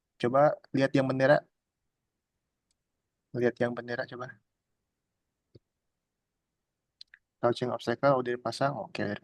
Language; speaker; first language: Indonesian; native; Indonesian